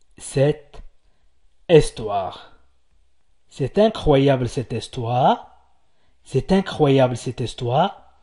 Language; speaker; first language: French; non-native, local second language; Arabic